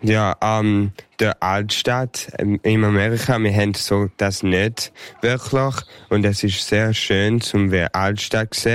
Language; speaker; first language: German; early bilingual, heritage; English